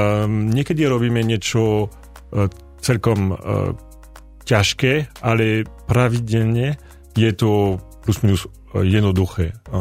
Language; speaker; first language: Slovak; non-native, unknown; French